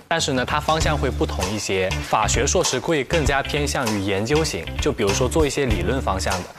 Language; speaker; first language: Chinese; native; Chinese